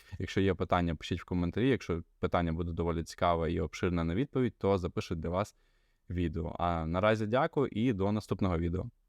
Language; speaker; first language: Ukrainian; non-native, local second language; Russian